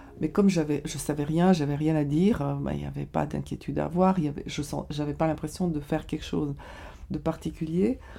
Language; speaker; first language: French; non-native, fluent; Bulgarian